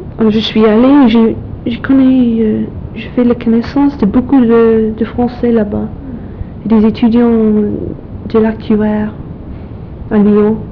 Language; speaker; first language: French; non-native, fluent; English